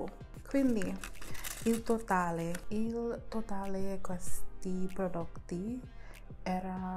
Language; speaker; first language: Italian; non-native, learner; English